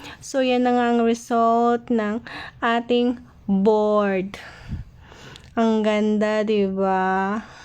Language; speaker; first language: Filipino; native; Filipino